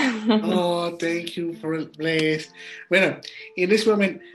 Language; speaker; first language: English; non-native, learner; Spanish